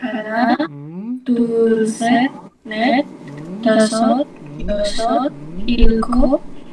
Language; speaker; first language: Korean; non-native, learner; Indonesian